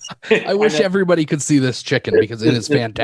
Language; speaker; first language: English; native; English